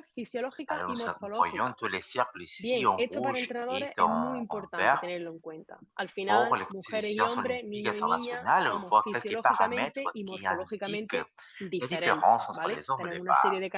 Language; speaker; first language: French; non-native, learner; Spanish